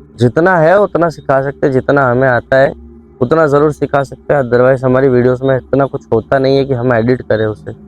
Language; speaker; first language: Hindi; native; Hindi